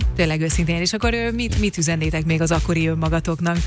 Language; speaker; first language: Hungarian; native; Hungarian